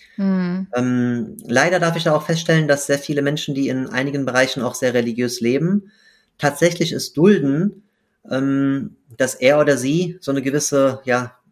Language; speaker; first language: German; native; German